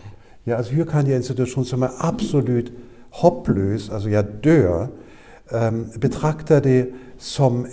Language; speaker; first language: Swedish; non-native, fluent; German